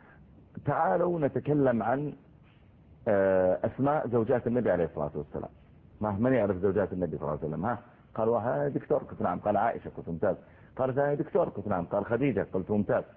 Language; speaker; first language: Arabic; native; Arabic